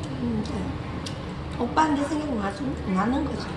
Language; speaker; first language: Korean; non-native, learner; Vietnamese